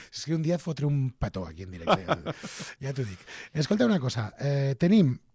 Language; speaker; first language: Catalan; native; Catalan